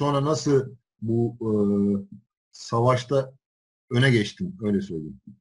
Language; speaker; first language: Turkish; native; Turkish